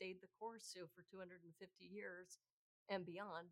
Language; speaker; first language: English; native; English